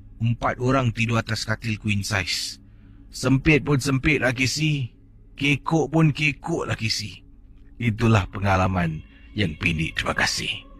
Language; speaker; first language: Malay; native; Malay